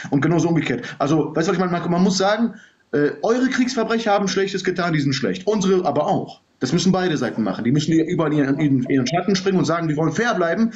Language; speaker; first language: German; early bilingual, other home language; Serbian